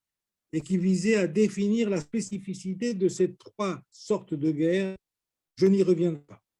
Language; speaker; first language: French; native; French